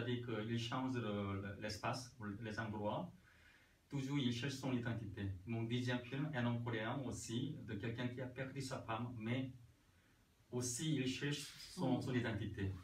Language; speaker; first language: French; non-native, learner; Korean